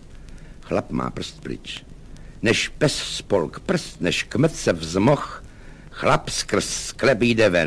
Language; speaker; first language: Czech; native; Czech